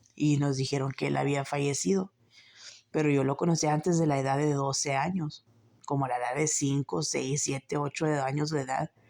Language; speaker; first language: Spanish; early bilingual, heritage; Spanish